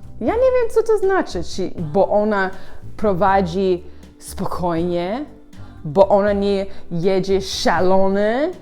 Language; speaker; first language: Polish; non-native, learner; English